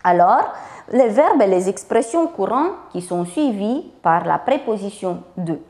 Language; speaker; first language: French; non-native, fluent; Romanian